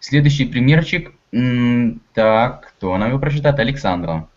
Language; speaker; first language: Russian; native; Russian